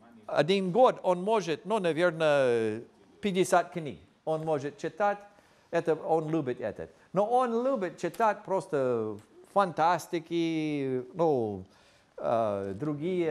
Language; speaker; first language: Russian; non-native, fluent; English